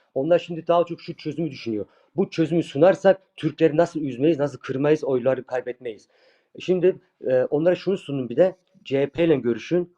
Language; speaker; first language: Turkish; early bilingual, heritage; Turkish